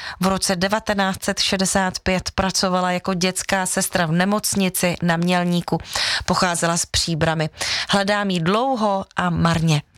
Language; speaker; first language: Czech; native; Czech